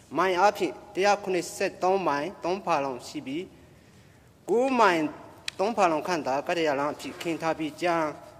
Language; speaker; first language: Burmese; non-native, local second language; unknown